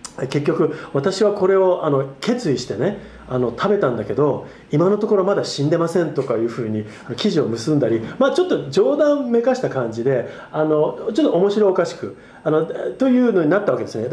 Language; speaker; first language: Japanese; non-native, fluent; English